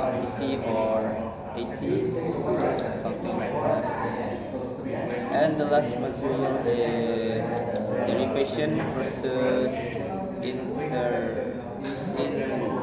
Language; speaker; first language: English; non-native, learner; Indonesian